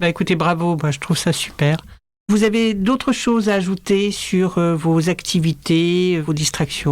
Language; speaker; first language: French; native; French